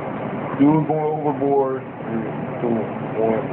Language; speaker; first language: English; native; English